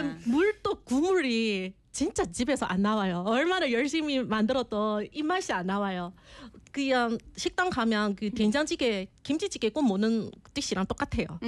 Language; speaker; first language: Korean; non-native, learner; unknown